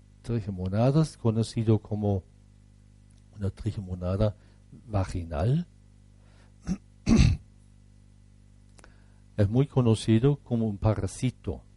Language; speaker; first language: Spanish; non-native, fluent; German